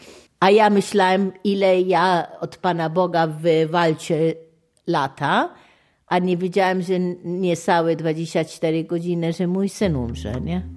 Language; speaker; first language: Polish; non-native, fluent; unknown